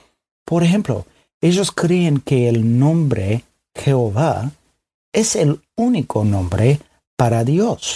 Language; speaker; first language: Spanish; non-native, fluent; English